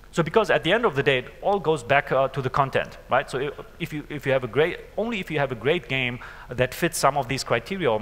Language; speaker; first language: English; non-native, fluent; German